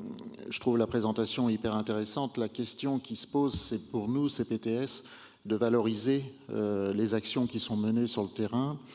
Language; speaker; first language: French; native; French